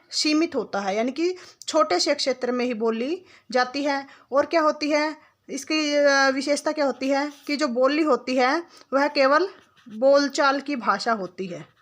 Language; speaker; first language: Hindi; native; Hindi